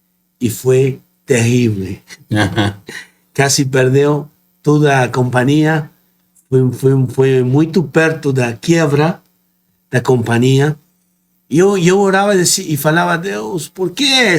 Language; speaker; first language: Portuguese; non-native, fluent; Spanish